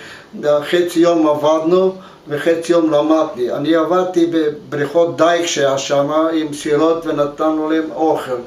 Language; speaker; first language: Hebrew; non-native, fluent; Bulgarian